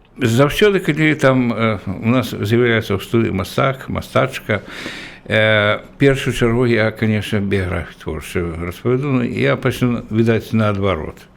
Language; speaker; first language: Belarusian; native; Belarusian